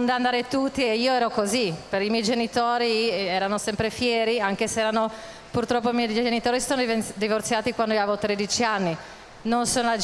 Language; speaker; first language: Italian; non-native, fluent; Czech